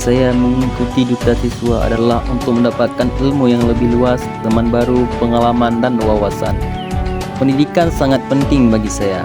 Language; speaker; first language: Indonesian; non-native, local second language; Achinese